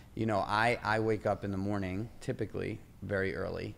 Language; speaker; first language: English; native; English